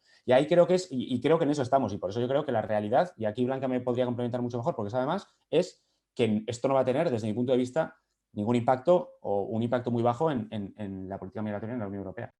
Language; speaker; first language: Spanish; native; Spanish